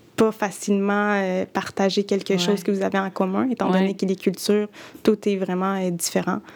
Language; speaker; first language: French; early bilingual, other home language; Spanish